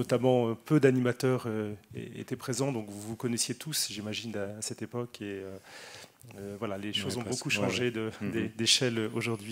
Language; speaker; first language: French; native; French